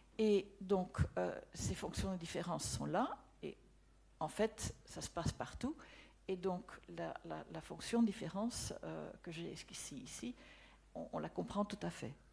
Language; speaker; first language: French; non-native, local second language; Dutch